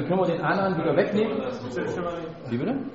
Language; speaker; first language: German; native; German